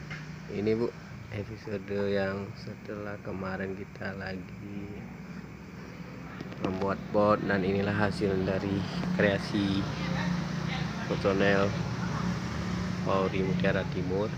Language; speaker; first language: Indonesian; native; Indonesian